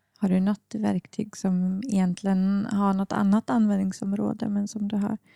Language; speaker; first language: Swedish; native; Swedish